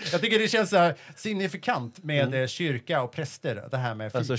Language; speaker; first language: Swedish; early bilingual, other home language; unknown